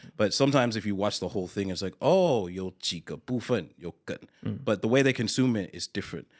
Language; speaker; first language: English; early bilingual, other home language; Chinese